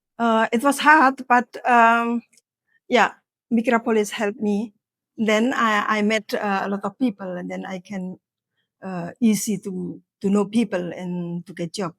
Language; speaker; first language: English; non-native, learner; Indonesian